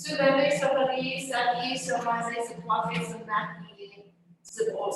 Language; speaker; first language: French; non-native, fluent; English